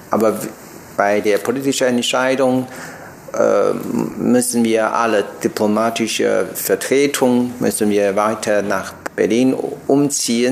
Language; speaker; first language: German; non-native, learner; Chinese